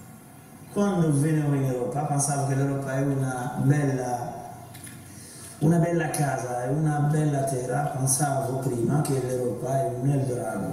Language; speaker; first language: Italian; non-native, fluent; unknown